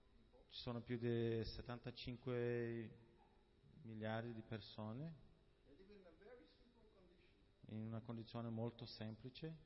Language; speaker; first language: Italian; non-native, fluent; Portuguese